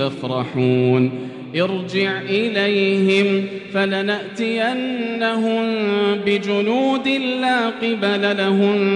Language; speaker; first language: Arabic; native; Arabic